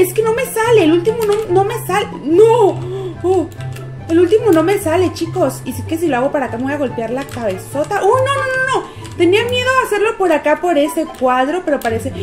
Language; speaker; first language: Spanish; native; Spanish